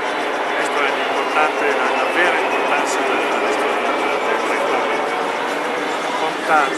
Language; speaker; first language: Spanish; non-native, learner; Italian